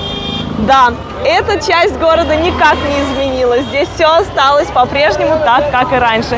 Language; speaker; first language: Russian; native; Russian